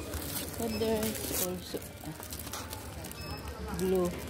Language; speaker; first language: English; non-native, learner; Filipino